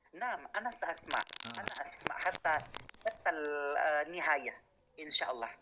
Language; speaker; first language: Arabic; non-native, learner; Indonesian